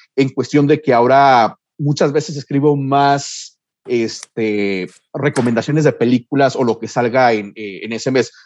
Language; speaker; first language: Spanish; early bilingual, heritage; Spanish